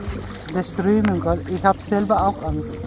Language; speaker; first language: German; non-native, learner; Filipino